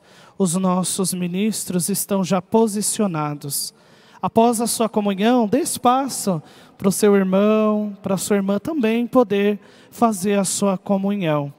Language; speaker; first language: Portuguese; native; Portuguese